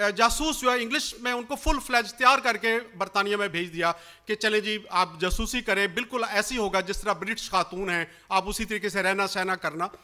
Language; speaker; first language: Urdu; non-native, local second language; Punjabi